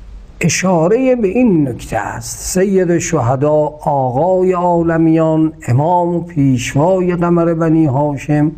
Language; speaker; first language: Persian; native; Persian